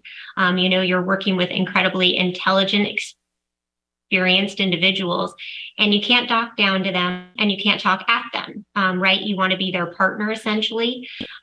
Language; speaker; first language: English; native; English